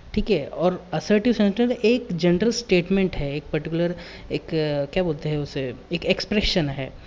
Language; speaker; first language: Hindi; non-native, local second language; Marathi